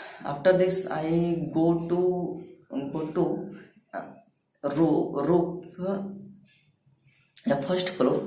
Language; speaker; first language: English; non-native, learner; Hindi